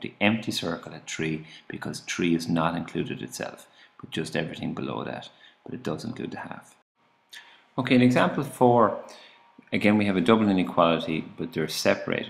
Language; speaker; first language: English; native; English